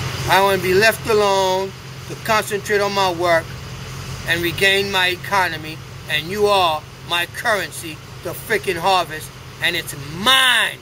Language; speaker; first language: English; native; English